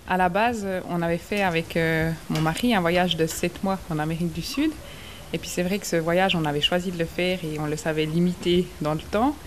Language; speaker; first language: French; native; French